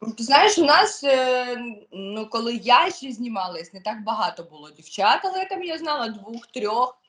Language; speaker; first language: Ukrainian; non-native, local second language; Russian